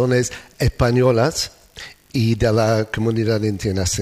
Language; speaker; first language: Spanish; non-native, fluent; English